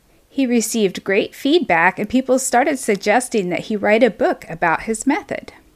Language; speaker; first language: English; native; English